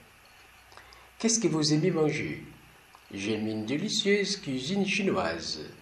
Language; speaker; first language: French; non-native, learner; Portuguese